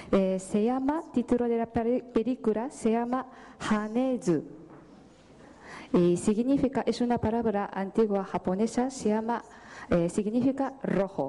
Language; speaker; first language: Spanish; non-native, fluent; Japanese